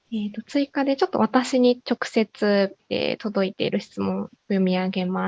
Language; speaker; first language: Japanese; native; Japanese